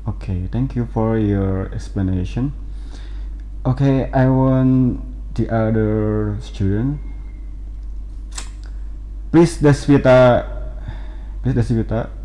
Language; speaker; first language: English; non-native, fluent; Indonesian